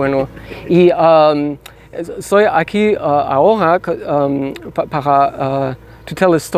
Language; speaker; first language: Spanish; non-native, learner; English